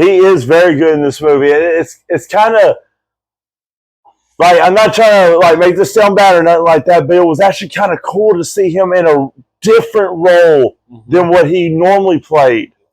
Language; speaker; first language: English; native; English